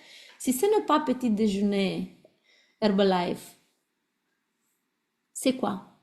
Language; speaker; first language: French; non-native, learner; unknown